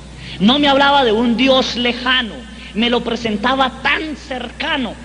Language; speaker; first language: Spanish; native; Spanish